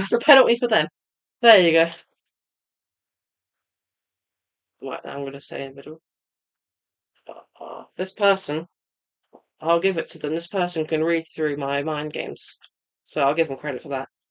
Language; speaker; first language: English; native; English